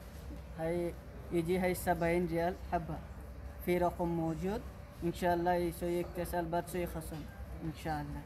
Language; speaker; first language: Arabic; non-native, learner; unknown